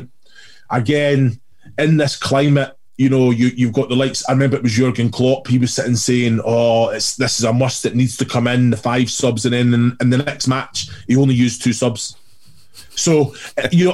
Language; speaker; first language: English; native; English